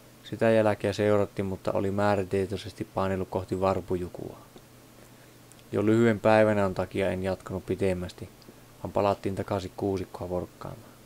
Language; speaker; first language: Finnish; native; Finnish